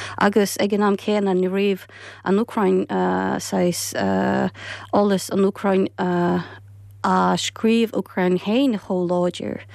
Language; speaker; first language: Irish; non-native, learner; Ukrainian